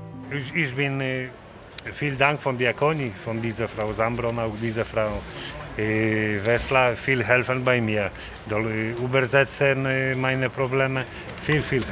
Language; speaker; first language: German; non-native, learner; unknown